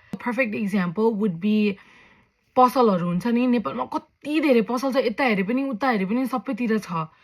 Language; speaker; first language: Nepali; early bilingual, heritage; Nepali